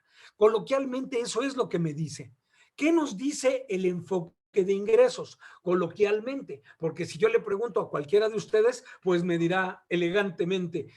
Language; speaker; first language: Spanish; native; Spanish